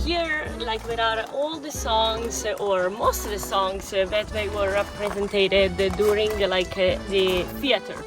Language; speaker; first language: English; non-native, fluent; Italian